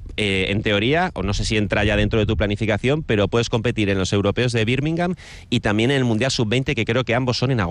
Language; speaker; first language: Spanish; native; Spanish